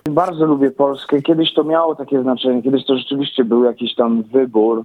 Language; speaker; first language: Polish; early bilingual, heritage; Polish